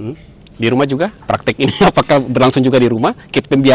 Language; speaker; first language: Indonesian; native; Indonesian